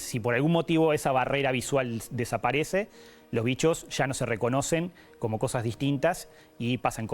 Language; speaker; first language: Spanish; native; Spanish